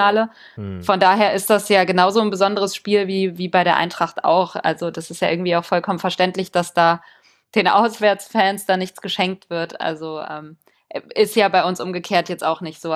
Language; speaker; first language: German; native; German